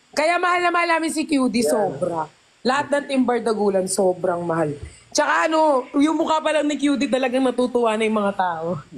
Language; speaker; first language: Filipino; native; Filipino